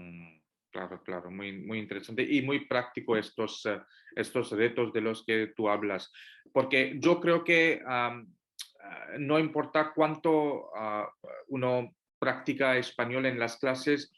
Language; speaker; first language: Spanish; non-native, fluent; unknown